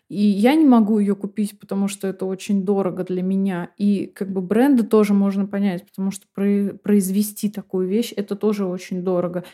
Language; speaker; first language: Russian; native; Russian